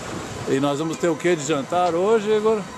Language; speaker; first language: Portuguese; native; Portuguese